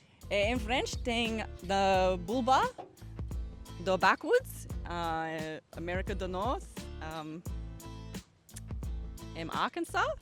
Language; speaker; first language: Portuguese; non-native, learner; English